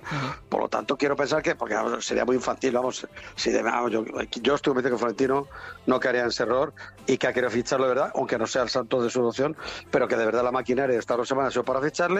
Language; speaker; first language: Spanish; native; Spanish